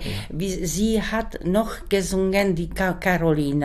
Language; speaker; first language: German; non-native, learner; Czech